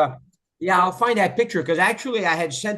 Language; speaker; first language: English; native; English